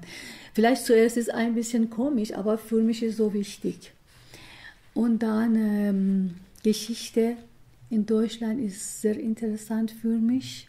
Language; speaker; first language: German; non-native, learner; Persian